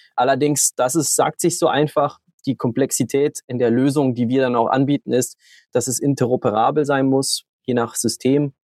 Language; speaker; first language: German; early bilingual, heritage; German